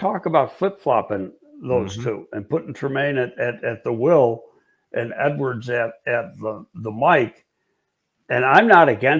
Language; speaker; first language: English; native; English